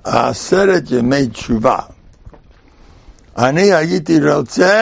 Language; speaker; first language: Hebrew; non-native, fluent; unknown